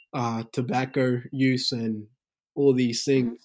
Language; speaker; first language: English; early bilingual, other home language; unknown